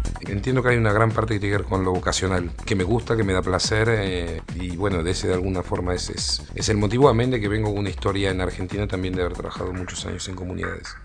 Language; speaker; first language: Spanish; native; Spanish